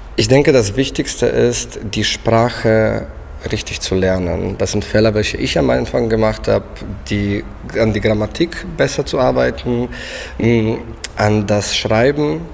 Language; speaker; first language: German; non-native, fluent; Polish